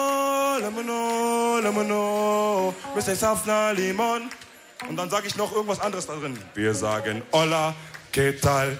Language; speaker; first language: German; early bilingual, other home language; Wolof